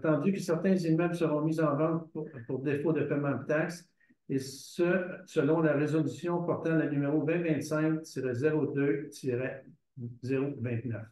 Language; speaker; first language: French; native; French